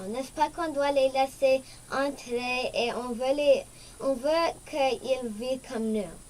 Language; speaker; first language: French; non-native, local second language; English